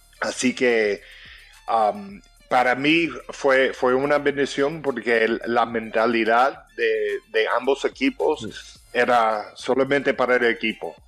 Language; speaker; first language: Spanish; early bilingual, heritage; English